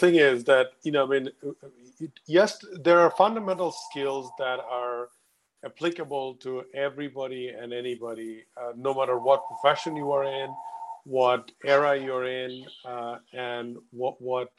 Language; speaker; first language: English; non-native, local second language; Bangla